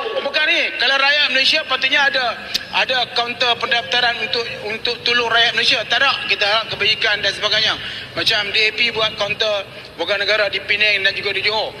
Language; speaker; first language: Malay; native; Malay